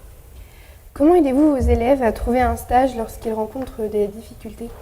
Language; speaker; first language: French; native; French